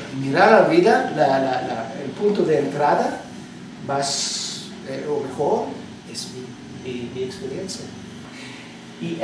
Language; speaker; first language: Spanish; non-native, fluent; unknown